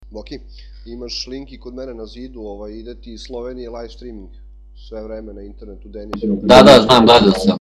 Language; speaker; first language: Serbian; native; Serbian